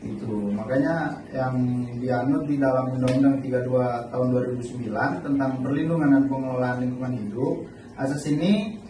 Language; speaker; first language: Indonesian; native; Indonesian